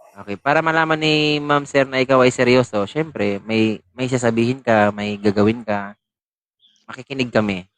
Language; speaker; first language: Filipino; native; Filipino